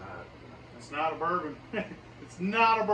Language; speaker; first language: English; native; English